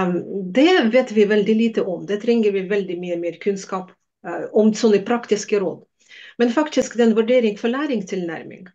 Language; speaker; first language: Norwegian; non-native, fluent; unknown